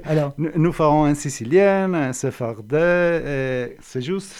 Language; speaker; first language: French; non-native, fluent; Italian